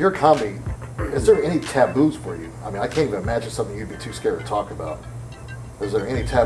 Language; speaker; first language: English; native; English